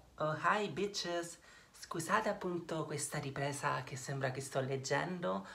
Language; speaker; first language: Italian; native; Italian